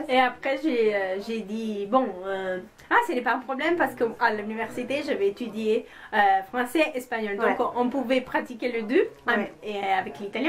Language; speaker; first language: French; non-native, fluent; Italian